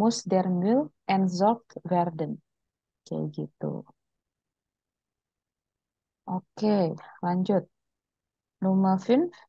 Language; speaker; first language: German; non-native, fluent; Indonesian